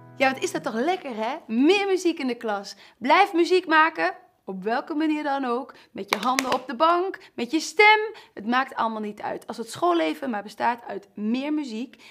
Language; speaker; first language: Dutch; native; Dutch